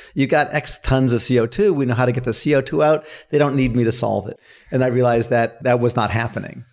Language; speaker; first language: English; native; English